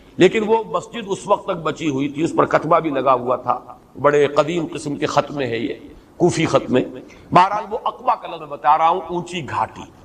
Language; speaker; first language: Urdu; native; Urdu